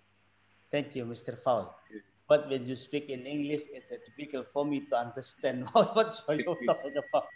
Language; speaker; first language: English; non-native, learner; Indonesian